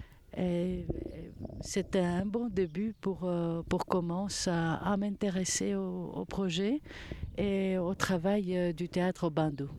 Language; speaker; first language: French; non-native, fluent; Greek